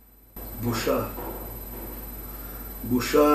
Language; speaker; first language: Hebrew; non-native, fluent; Yiddish